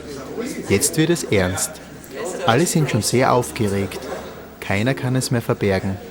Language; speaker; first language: German; native; German